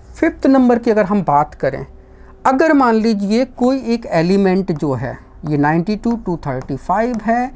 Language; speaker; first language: Hindi; non-native, local second language; Gujarati